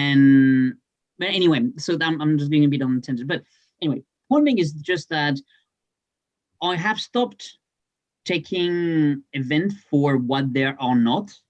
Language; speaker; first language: English; non-native, fluent; French